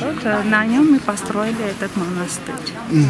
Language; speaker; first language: Russian; non-native, local second language; Armenian